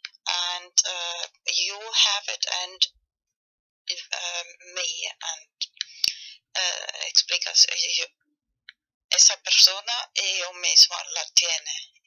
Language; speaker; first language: Spanish; non-native, learner; German